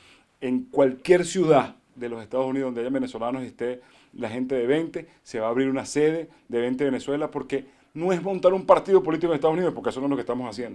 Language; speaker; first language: Spanish; native; Spanish